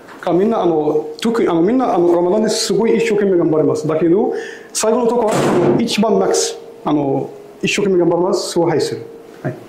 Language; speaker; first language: Japanese; non-native, learner; Arabic